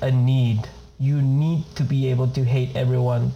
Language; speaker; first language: English; non-native, fluent; Spanish